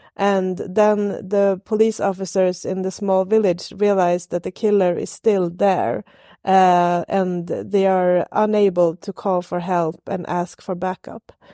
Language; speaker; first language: English; non-native, fluent; Swedish